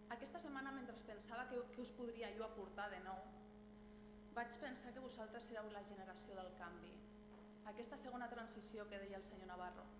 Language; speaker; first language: Catalan; non-native, local second language; Spanish